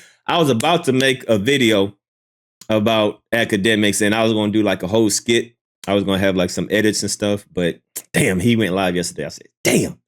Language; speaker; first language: English; native; English